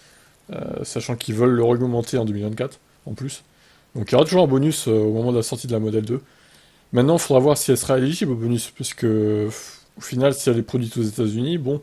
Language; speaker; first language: French; native; French